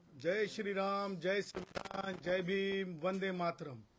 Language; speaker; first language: Hindi; non-native, local second language; Marathi